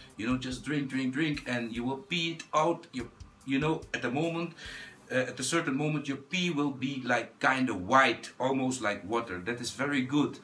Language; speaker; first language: English; non-native, fluent; Dutch